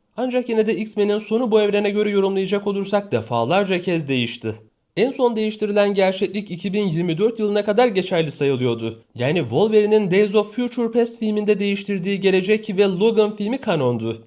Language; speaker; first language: Turkish; native; Turkish